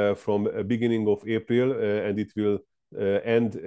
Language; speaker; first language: English; non-native, fluent; Hungarian